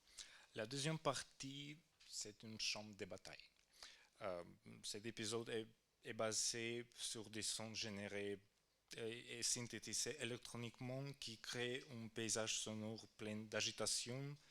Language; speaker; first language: French; non-native, fluent; Ukrainian